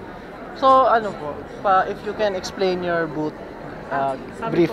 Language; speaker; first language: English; non-native, local second language; Filipino